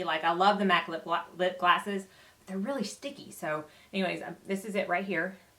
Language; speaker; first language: English; native; English